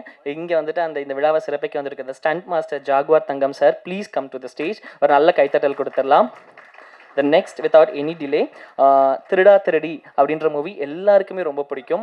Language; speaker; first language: Tamil; native; Tamil